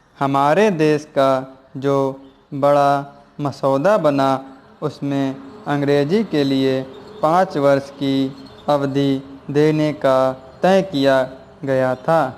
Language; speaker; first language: Hindi; native; Hindi